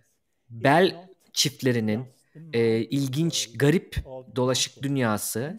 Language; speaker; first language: Turkish; native; Turkish